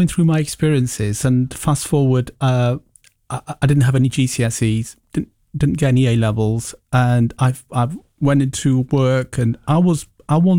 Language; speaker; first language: English; early bilingual, other home language; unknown